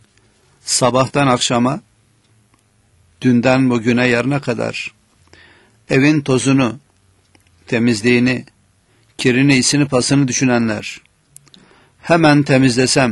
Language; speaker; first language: Turkish; native; Turkish